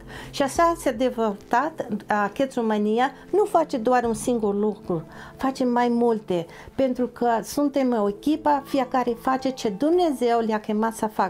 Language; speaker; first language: Romanian; non-native, fluent; English